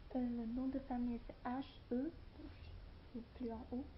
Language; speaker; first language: French; non-native, learner; Chinese